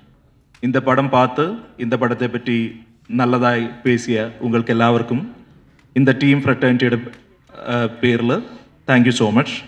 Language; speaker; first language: Tamil; non-native, learner; Malayalam